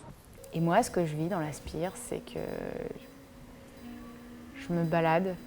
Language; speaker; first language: French; native; French